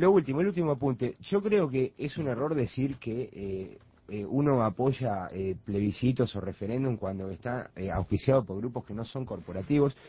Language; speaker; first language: Spanish; native; Spanish